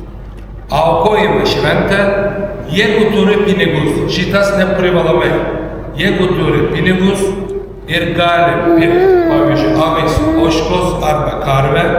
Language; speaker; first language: Lithuanian; non-native, learner; Turkish